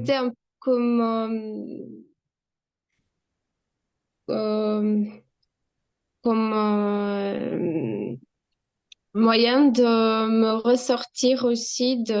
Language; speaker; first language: French; non-native, fluent; Russian